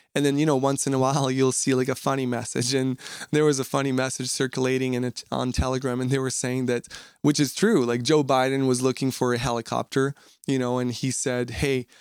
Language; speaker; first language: English; non-native, fluent; Russian